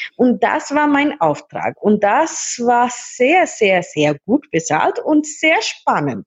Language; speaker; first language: German; non-native, learner; Hindi